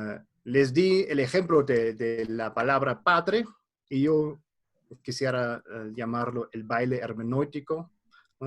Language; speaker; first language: Spanish; non-native, fluent; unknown